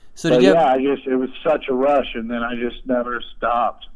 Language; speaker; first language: English; native; English